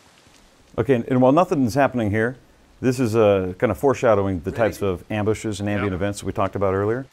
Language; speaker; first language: English; native; English